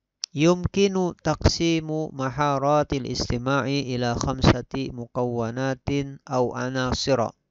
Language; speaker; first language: Arabic; non-native, fluent; Indonesian